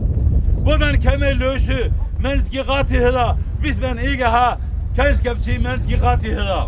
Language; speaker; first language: Danish; non-native, fluent; Kurdish